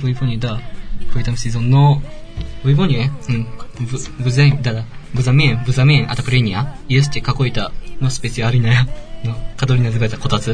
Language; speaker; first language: Russian; non-native, learner; Japanese